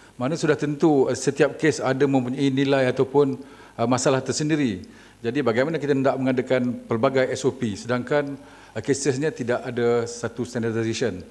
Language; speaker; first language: Malay; native; Malay